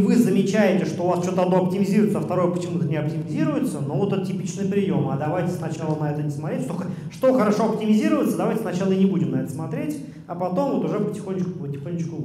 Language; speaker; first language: Russian; native; Russian